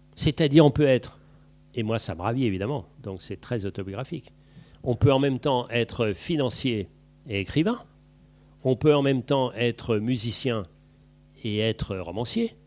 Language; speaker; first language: French; native; French